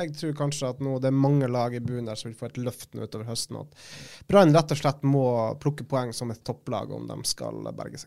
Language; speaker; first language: Norwegian; native; Norwegian